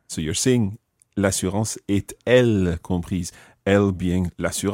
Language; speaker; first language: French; non-native, fluent; English